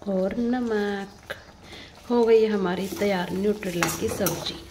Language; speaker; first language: Hindi; non-native, local second language; Marathi